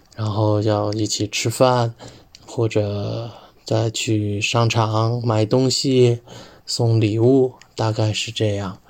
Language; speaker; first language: Chinese; native; Chinese